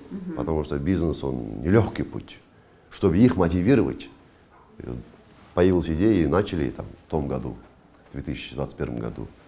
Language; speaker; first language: Russian; non-native, local second language; Kazakh